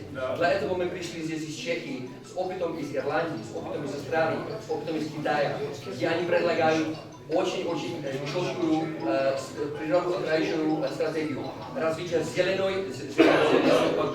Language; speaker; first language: Russian; non-native, learner; Czech